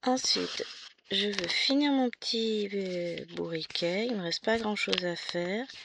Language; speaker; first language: French; native; French